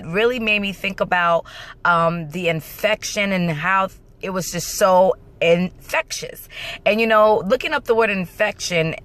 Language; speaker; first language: English; native; English